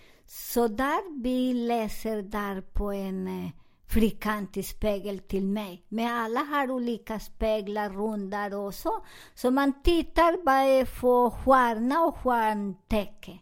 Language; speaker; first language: Swedish; non-native, learner; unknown